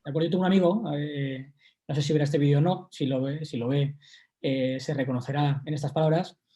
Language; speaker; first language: Spanish; native; Spanish